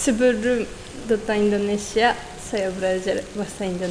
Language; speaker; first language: Indonesian; non-native, learner; Japanese